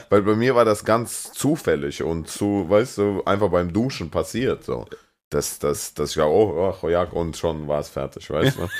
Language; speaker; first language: German; early bilingual, other home language; Russian